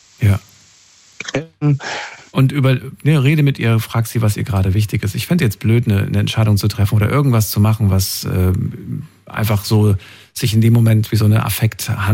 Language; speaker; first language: German; native; German